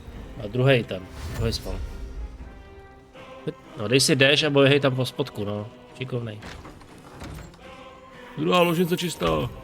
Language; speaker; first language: Czech; native; Czech